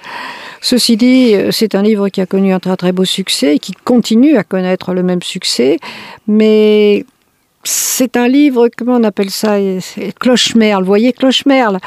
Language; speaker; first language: French; native; French